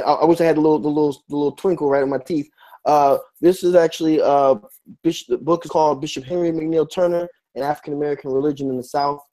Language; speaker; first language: English; native; English